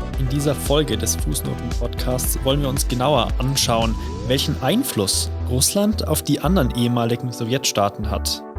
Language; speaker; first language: German; native; German